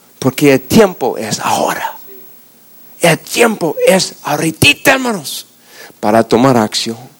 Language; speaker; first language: Spanish; non-native, fluent; English